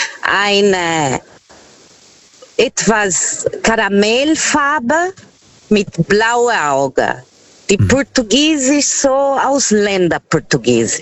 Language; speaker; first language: German; non-native, fluent; Portuguese